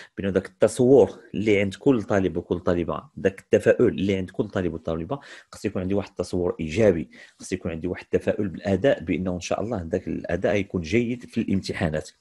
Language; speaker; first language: Arabic; native; Arabic